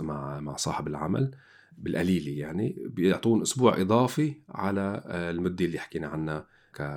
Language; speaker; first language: Arabic; native; Arabic